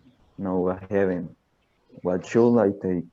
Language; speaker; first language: English; non-native, learner; Spanish